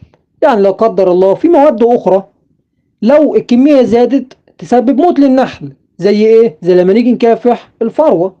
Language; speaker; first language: Arabic; native; Arabic